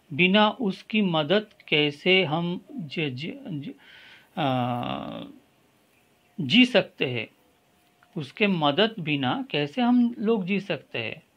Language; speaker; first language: Hindi; non-native, local second language; Bangla